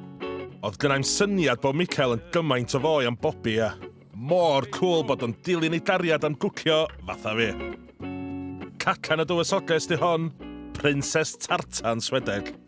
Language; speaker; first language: Welsh; native; Welsh